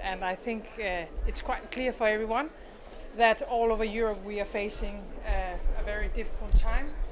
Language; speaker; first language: English; non-native, fluent; Danish